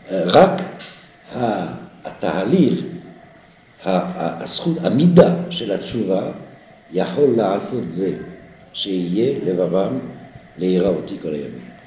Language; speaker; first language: Hebrew; non-native, fluent; French